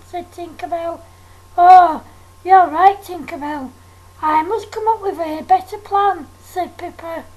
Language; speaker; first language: English; native; English